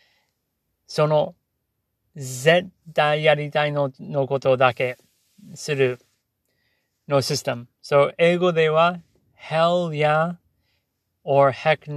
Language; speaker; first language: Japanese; non-native, learner; English